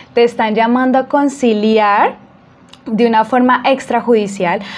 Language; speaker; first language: Spanish; native; Spanish